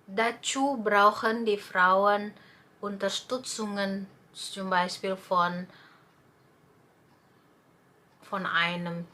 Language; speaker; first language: German; non-native, fluent; Indonesian